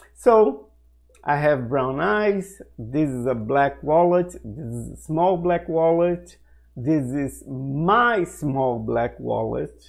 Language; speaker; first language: English; non-native, fluent; Portuguese